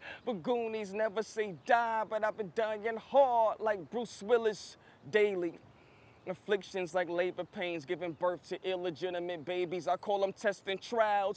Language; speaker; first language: English; native; English